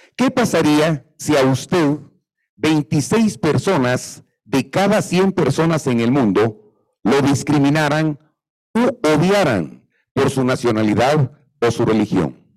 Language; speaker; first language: Spanish; native; Spanish